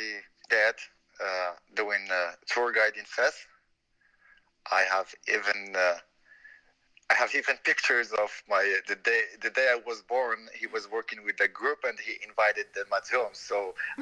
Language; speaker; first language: English; non-native, fluent; Arabic